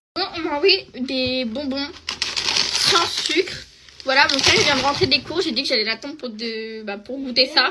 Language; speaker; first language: French; native; French